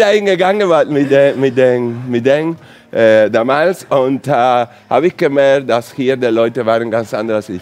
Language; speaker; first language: German; non-native, fluent; Spanish